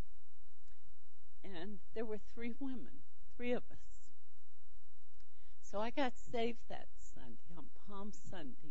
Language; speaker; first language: English; native; English